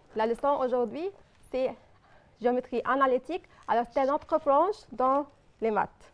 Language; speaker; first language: French; non-native, fluent; Arabic